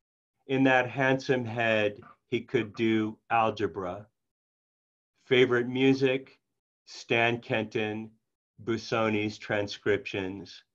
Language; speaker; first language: English; native; English